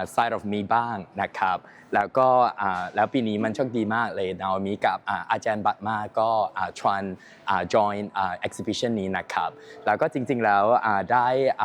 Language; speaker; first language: Thai; non-native, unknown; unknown